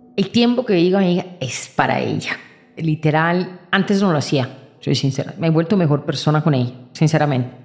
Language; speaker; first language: Spanish; non-native, fluent; Italian